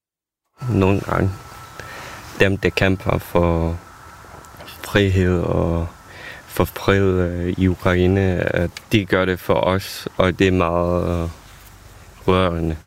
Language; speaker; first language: Danish; non-native, fluent; Ukrainian